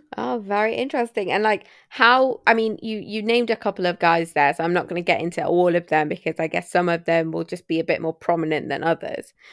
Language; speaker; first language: English; early bilingual, other home language; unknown